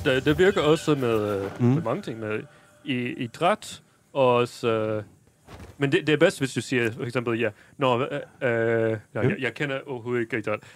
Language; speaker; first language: Danish; non-native, fluent; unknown